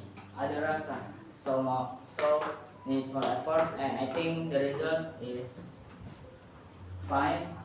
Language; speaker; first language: English; non-native, learner; Indonesian